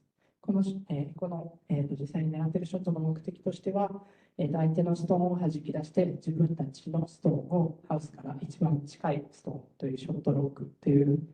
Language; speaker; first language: Japanese; native; Japanese